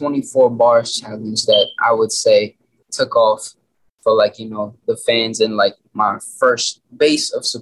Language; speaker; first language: English; non-native, local second language; Filipino